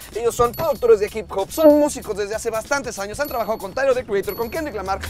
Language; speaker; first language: Spanish; native; Spanish